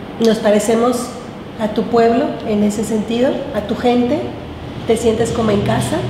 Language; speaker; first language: Spanish; native; Spanish